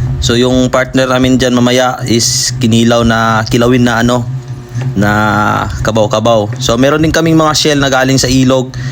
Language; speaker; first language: Filipino; non-native, local second language; Cebuano